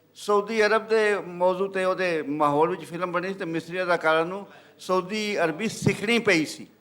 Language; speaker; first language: Punjabi; native; Punjabi